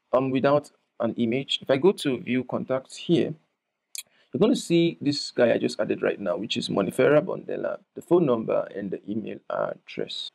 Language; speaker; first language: English; non-native, local second language; Yoruba